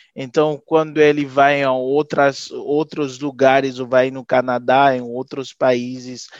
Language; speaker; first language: Portuguese; non-native, fluent; Haitian Creole